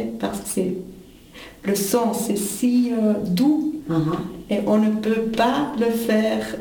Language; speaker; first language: French; non-native, fluent; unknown